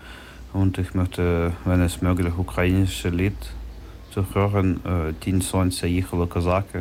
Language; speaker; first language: German; non-native, learner; Ukrainian